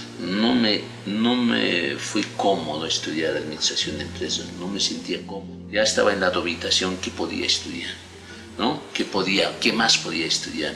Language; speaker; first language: Spanish; non-native, local second language; Aymara